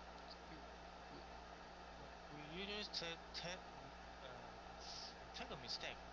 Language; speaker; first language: English; non-native, learner; Chinese